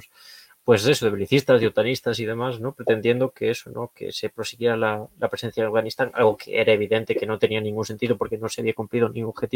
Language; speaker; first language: Spanish; native; Spanish